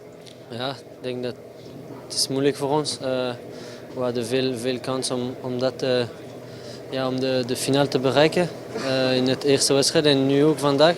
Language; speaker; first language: Dutch; non-native, local second language; French